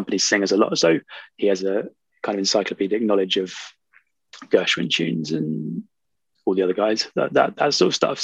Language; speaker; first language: English; native; English